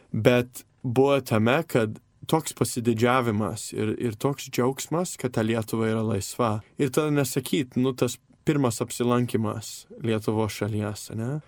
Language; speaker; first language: Lithuanian; early bilingual, heritage; Lithuanian